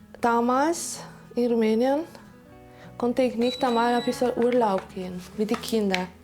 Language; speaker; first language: German; non-native, learner; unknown